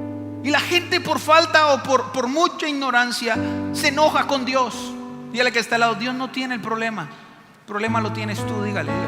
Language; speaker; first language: Spanish; native; Spanish